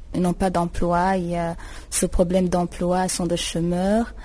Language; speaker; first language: French; non-native, local second language; Rundi